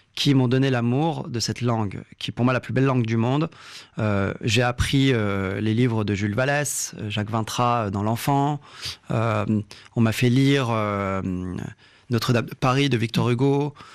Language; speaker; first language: French; early bilingual, other home language; Lingala